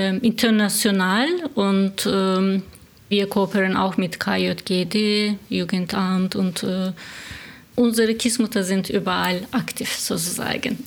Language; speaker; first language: German; non-native, learner; Turkish